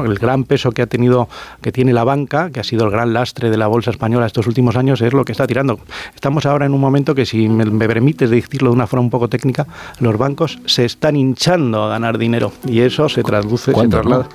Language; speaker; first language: Spanish; native; Spanish